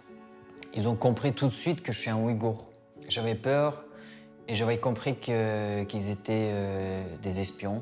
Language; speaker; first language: French; non-native, fluent; Uyghur